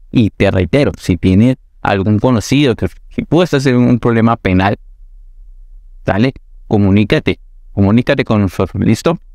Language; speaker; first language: Spanish; native; Spanish